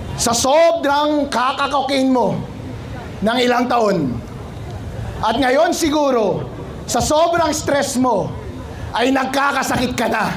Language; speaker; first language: Filipino; non-native, local second language; Iloko